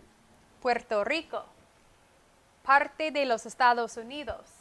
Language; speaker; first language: Spanish; non-native, fluent; English